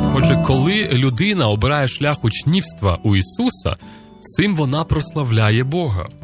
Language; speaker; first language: Ukrainian; native; Ukrainian